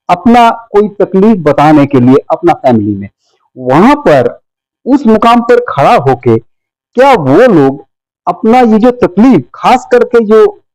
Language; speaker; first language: Hindi; non-native, local second language; Bangla